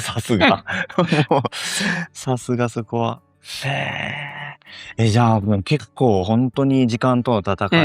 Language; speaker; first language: Japanese; native; Japanese